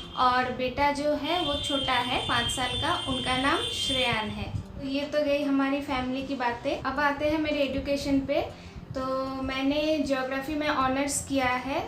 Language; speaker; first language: Hindi; non-native, local second language; Bangla